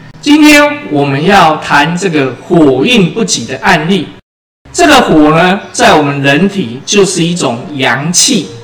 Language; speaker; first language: Chinese; native; Chinese